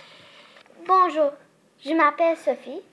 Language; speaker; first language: French; non-native, learner; English